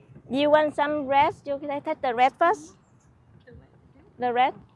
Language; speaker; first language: English; non-native, learner; Vietnamese